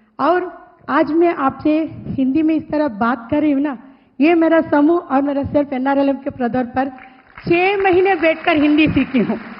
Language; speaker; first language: Hindi; non-native, local second language; Telugu